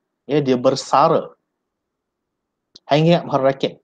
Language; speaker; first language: English; non-native, local second language; Malay